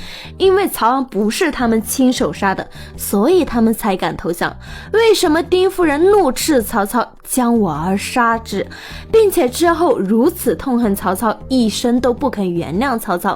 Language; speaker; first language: Chinese; native; Chinese